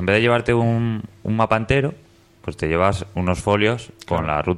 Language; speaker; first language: Spanish; native; Spanish